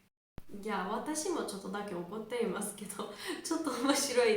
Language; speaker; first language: Japanese; non-native, learner; Georgian